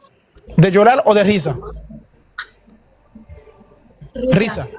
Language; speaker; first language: Spanish; non-native, learner; Haitian Creole